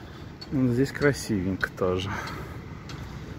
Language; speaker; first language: Russian; native; Russian